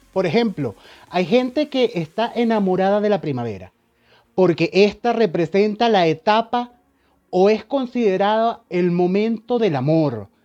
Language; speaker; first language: Spanish; native; Spanish